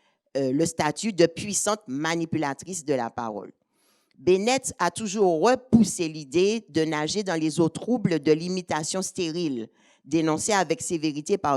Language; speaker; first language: French; native; French